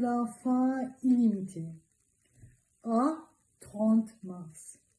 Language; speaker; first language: French; non-native, learner; Turkish